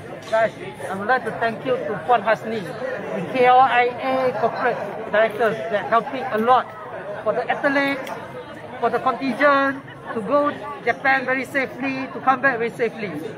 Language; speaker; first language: English; non-native, local second language; Chinese